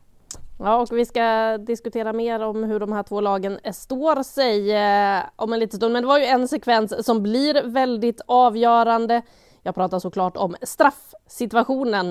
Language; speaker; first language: Swedish; native; Swedish